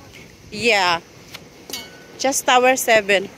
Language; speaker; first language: English; non-native, local second language; Cebuano